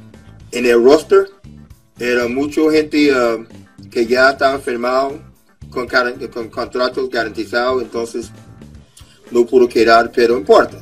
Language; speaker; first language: Spanish; non-native, fluent; English